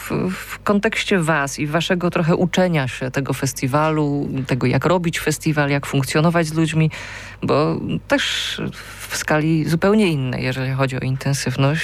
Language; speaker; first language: Polish; native; Polish